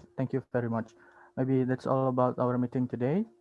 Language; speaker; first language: English; non-native, learner; Indonesian